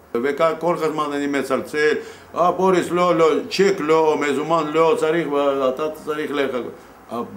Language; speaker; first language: Hebrew; non-native, learner; Russian